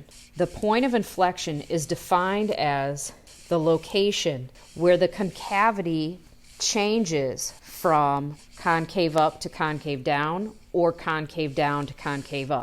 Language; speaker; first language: English; native; English